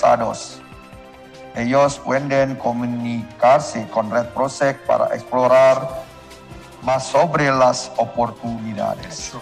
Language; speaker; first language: Spanish; non-native, learner; Indonesian